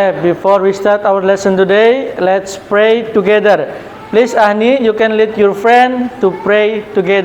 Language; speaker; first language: English; non-native, learner; Indonesian